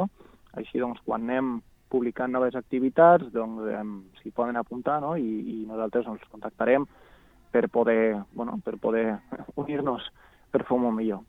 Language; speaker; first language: Catalan; native; Catalan